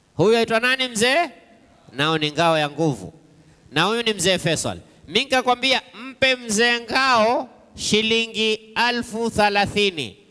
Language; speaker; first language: Swahili; native; Swahili